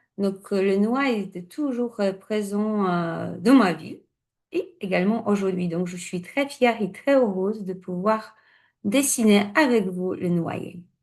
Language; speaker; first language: French; non-native, fluent; Polish